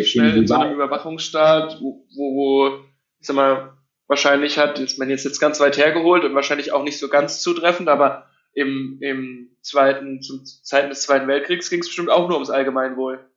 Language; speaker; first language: German; native; German